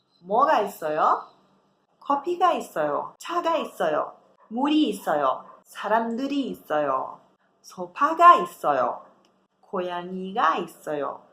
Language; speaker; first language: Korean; non-native, fluent; Portuguese